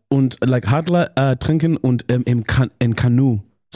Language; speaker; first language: German; non-native, learner; English